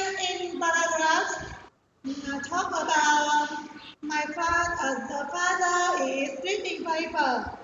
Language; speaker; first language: English; non-native, learner; Vietnamese